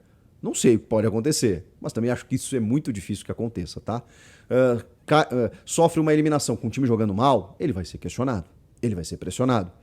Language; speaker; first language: Portuguese; native; Portuguese